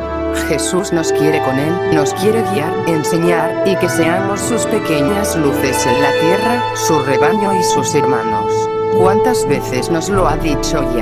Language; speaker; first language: Spanish; native; Spanish